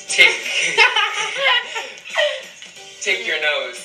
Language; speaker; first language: English; native; English